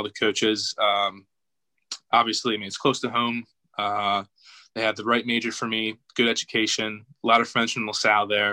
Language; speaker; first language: English; native; English